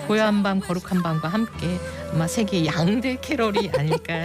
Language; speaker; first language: Korean; native; Korean